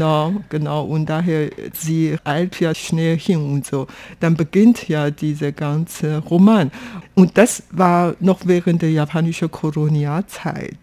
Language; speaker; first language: German; non-native, fluent; Chinese